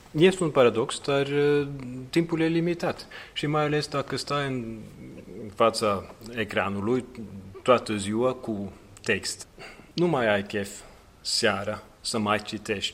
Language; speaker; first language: Romanian; non-native, fluent; Norwegian